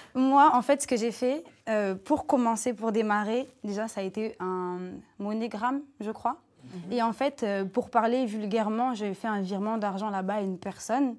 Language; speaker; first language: French; native; French